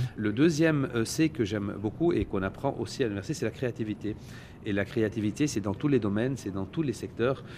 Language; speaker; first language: French; non-native, local second language; Arabic